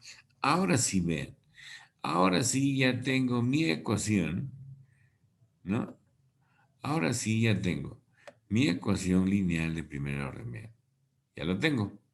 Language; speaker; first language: Spanish; native; Spanish